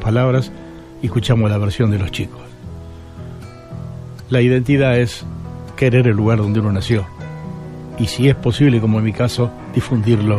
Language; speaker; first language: Spanish; native; Spanish